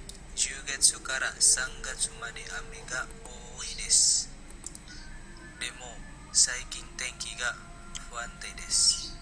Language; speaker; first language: Japanese; non-native, learner; Indonesian